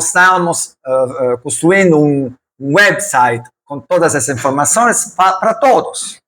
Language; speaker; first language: Portuguese; non-native, learner; Italian